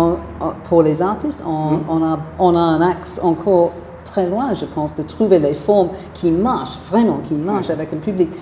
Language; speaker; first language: French; non-native, fluent; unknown